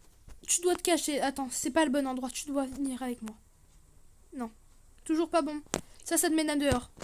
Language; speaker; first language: French; native; French